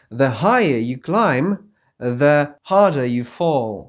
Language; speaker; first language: English; non-native, fluent; Polish